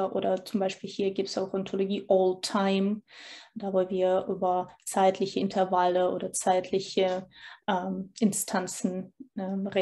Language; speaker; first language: German; non-native, fluent; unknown